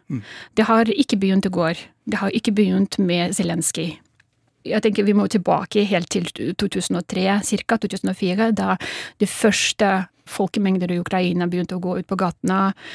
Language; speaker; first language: Norwegian; non-native, fluent; Russian